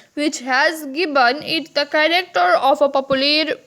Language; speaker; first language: English; non-native, local second language; Hindi